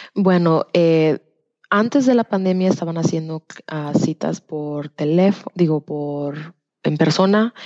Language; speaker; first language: Spanish; early bilingual, heritage; Spanish